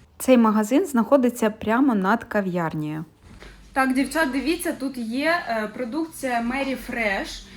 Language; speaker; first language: Ukrainian; non-native, local second language; Russian